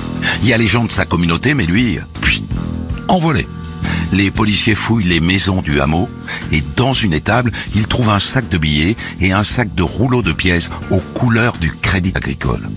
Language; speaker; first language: French; native; French